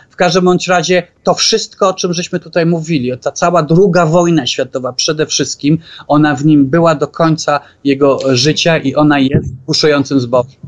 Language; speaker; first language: Polish; native; Polish